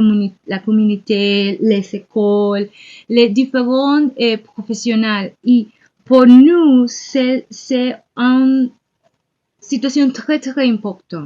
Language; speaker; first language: French; non-native, learner; Spanish